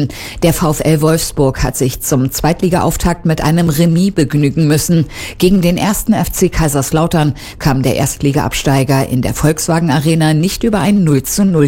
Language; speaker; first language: German; native; German